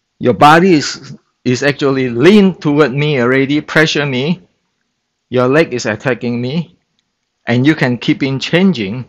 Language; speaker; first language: English; non-native, fluent; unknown